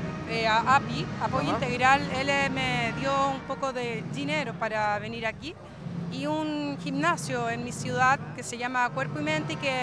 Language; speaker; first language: Portuguese; non-native, learner; Spanish